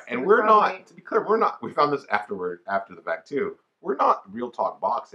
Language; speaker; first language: English; native; English